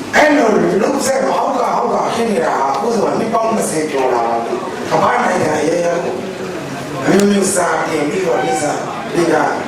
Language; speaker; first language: Burmese; native; Burmese